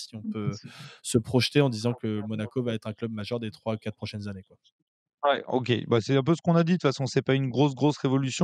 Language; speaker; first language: French; native; French